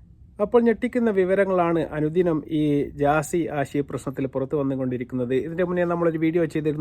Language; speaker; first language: Malayalam; native; Malayalam